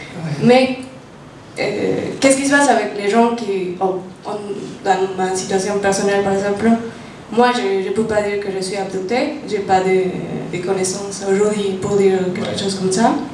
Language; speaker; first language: French; non-native, fluent; Spanish